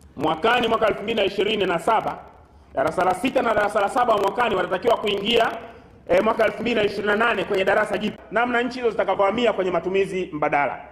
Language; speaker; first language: Swahili; native; Swahili